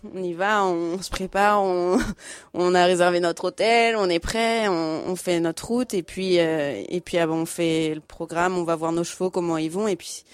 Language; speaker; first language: French; native; French